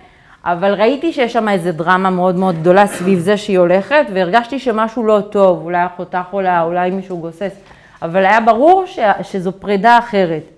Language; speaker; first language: Hebrew; early bilingual, other home language; Amharic